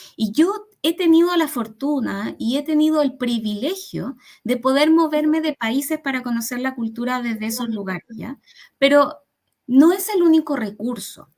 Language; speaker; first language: Spanish; early bilingual, other home language; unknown